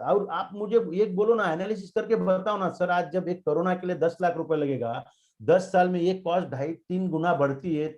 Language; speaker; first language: Hindi; non-native, local second language; Marathi